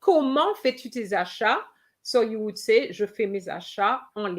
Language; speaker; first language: French; non-native, fluent; English